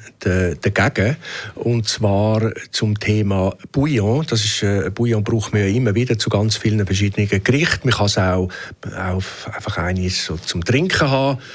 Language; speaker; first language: German; native; German